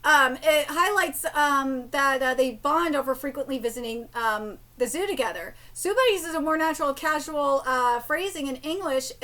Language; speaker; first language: English; native; English